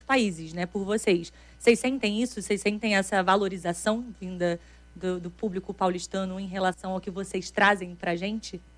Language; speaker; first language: Portuguese; native; Portuguese